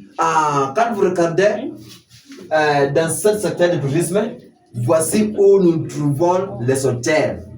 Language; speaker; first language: French; non-native, fluent; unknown